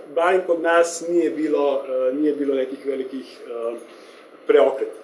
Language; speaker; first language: Serbian; non-native, fluent; Slovenian